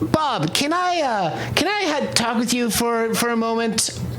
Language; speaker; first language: English; native; English